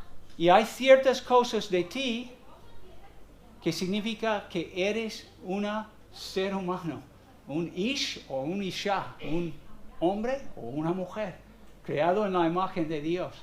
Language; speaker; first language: Spanish; non-native, fluent; English